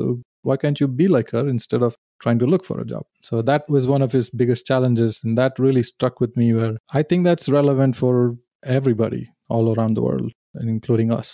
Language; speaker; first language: English; non-native, local second language; Tamil